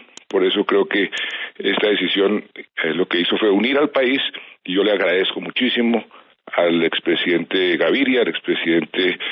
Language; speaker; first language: Spanish; native; Spanish